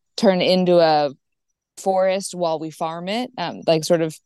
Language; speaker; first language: English; native; English